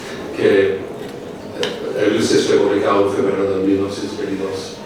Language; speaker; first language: Spanish; non-native, fluent; English